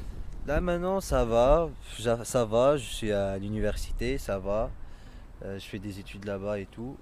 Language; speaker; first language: French; non-native, local second language; Arabic